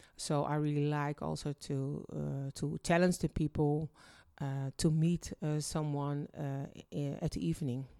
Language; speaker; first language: English; early bilingual, other home language; Dutch